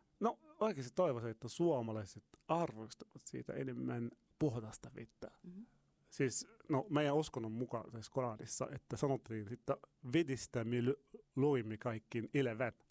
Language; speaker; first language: Finnish; non-native, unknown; Arabic